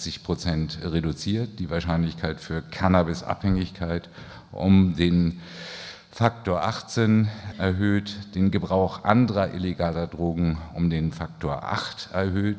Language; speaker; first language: German; native; German